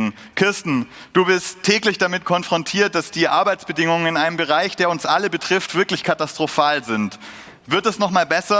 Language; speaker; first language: German; native; German